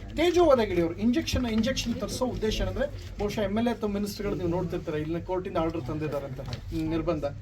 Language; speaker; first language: Kannada; native; Kannada